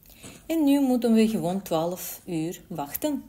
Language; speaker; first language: Dutch; non-native, learner; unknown